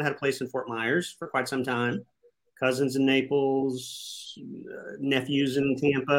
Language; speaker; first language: English; native; English